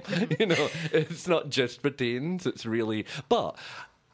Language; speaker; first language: English; native; English